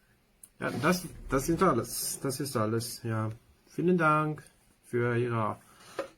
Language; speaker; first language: German; non-native, learner; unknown